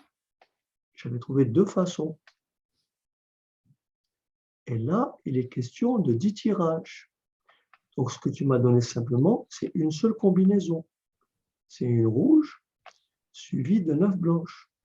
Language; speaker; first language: French; native; French